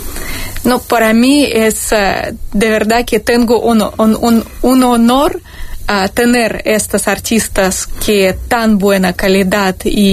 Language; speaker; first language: Spanish; non-native, fluent; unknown